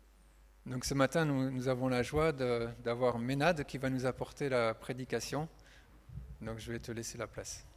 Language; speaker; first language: French; native; French